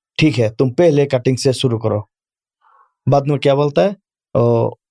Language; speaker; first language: Urdu; non-native, learner; Bangla